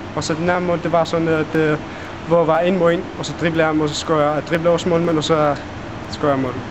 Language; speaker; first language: Danish; early bilingual, other home language; Arabic